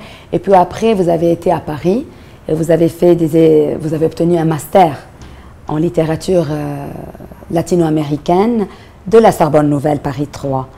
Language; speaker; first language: French; non-native, local second language; Arabic